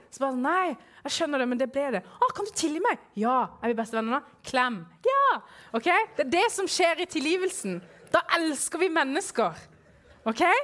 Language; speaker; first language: Norwegian; early bilingual, other home language; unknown